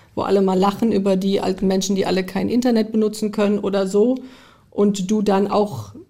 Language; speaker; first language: German; early bilingual, heritage; German